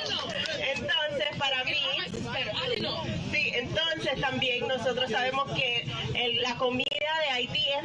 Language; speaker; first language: Spanish; non-native, learner; Haitian Creole